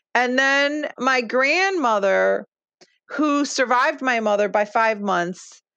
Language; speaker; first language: English; early bilingual, other home language; Lithuanian